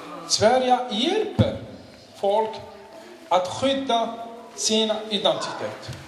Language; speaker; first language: Swedish; non-native, learner; Arabic